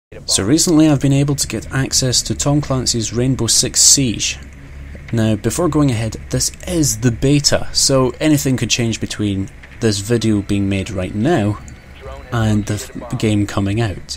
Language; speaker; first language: English; native; English